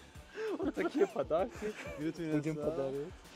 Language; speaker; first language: Russian; non-native, learner; Persian